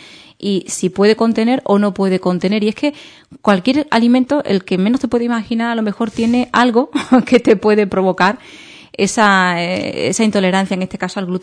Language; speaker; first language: Spanish; native; Spanish